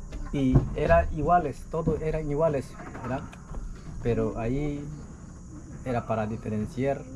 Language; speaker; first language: Spanish; non-native, local second language; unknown